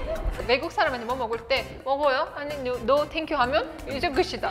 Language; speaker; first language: Korean; non-native, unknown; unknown